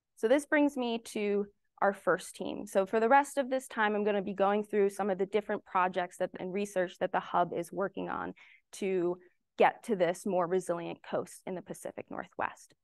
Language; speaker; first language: English; native; English